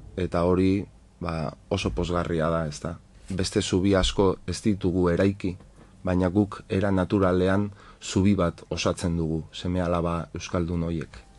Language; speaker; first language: Basque; non-native, local second language; Spanish